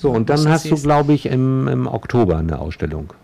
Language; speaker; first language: German; native; German